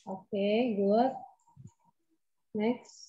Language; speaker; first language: English; non-native, fluent; Indonesian